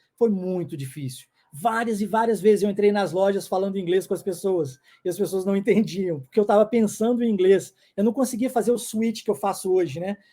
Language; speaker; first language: Portuguese; non-native, fluent; English